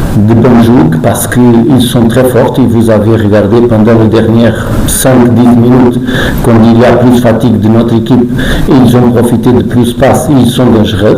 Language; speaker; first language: French; non-native, learner; Portuguese